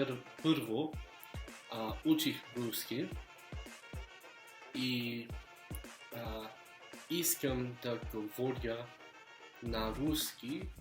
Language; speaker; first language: Bulgarian; non-native, learner; English